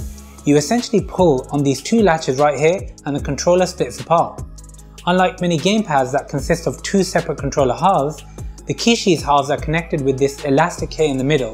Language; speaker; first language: English; native; English